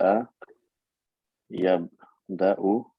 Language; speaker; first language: Arabic; non-native, fluent; English